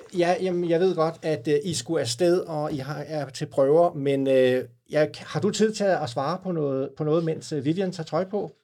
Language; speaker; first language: Danish; native; Danish